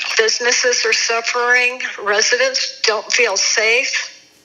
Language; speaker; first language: English; native; English